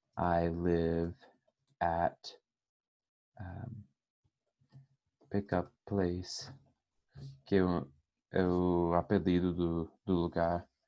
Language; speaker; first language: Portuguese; non-native, fluent; English